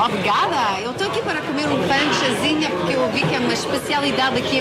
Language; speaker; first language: Portuguese; non-native, learner; French